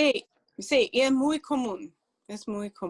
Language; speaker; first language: Spanish; non-native, fluent; English